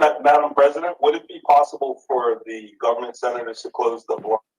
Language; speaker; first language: English; native; English